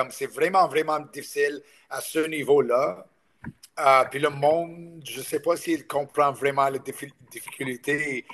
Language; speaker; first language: French; non-native, local second language; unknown